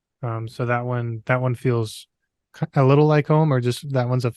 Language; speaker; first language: English; native; English